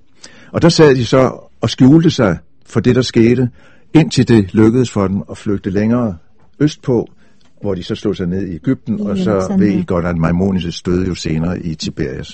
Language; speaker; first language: Danish; native; Danish